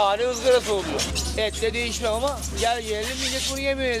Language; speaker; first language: Turkish; native; Turkish